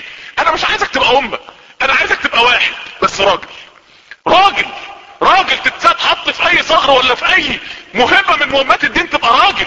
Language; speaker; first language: Arabic; native; Arabic